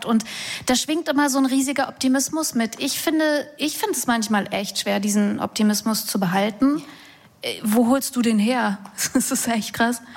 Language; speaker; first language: German; native; German